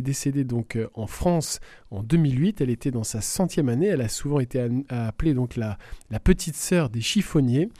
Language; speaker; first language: French; native; French